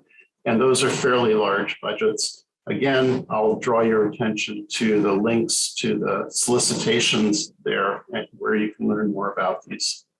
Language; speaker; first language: English; native; English